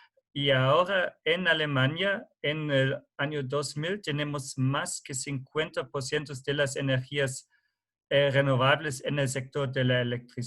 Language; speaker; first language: Spanish; non-native, fluent; German